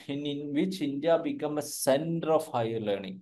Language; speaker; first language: English; non-native, local second language; Malayalam